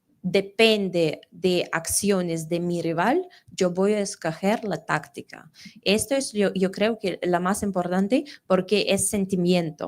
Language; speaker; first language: Spanish; non-native, fluent; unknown